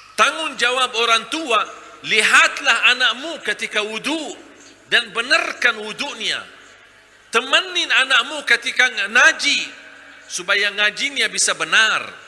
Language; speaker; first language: Malay; non-native, fluent; Arabic